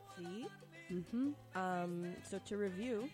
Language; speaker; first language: Spanish; non-native, learner; English